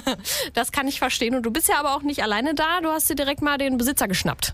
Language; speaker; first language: German; native; German